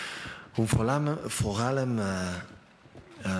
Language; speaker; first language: German; non-native, learner; Catalan